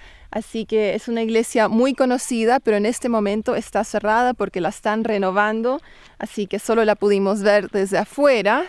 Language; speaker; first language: Spanish; native; Spanish